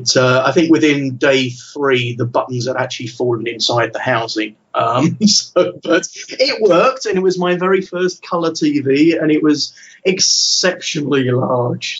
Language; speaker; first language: English; native; English